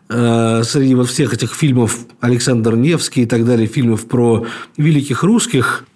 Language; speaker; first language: Russian; native; Russian